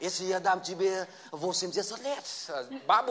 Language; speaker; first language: Russian; non-native, learner; Vietnamese